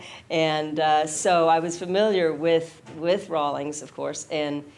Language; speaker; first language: English; native; English